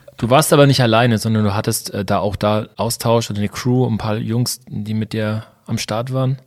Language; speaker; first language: German; native; German